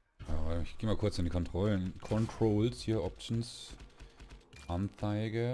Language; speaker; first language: German; native; German